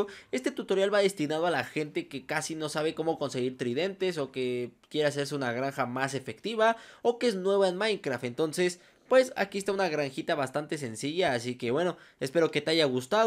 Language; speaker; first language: Spanish; native; Spanish